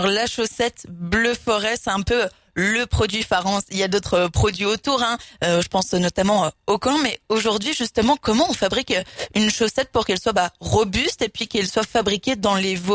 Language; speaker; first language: French; native; French